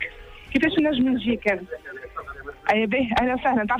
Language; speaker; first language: Arabic; native; Arabic